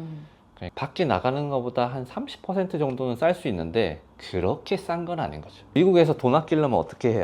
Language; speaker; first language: Korean; non-native, local second language; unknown